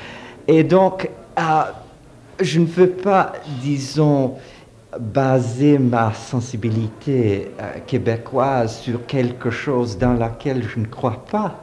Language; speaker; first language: French; early bilingual, heritage; French